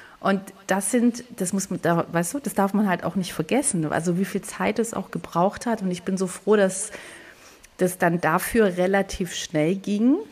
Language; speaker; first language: German; early bilingual, other home language; Greek